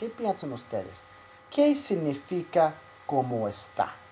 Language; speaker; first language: Spanish; non-native, fluent; English